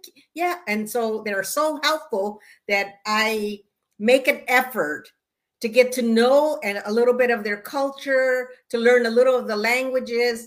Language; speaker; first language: English; early bilingual, other home language; Spanish